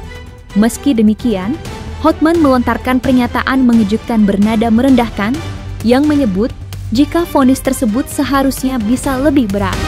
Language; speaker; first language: Indonesian; native; Indonesian